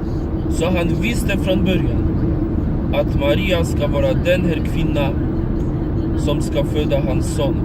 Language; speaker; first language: Swedish; non-native, learner; Polish